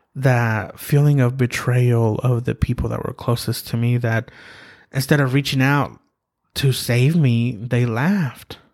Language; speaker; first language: English; early bilingual, other home language; Spanish